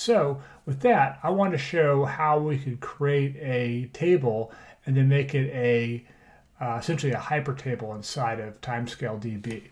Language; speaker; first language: English; native; English